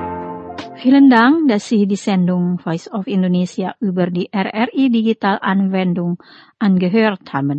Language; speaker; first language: German; non-native, fluent; Indonesian